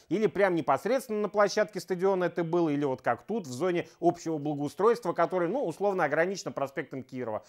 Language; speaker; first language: Russian; native; Russian